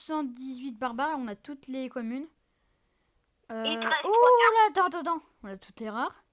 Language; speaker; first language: French; native; French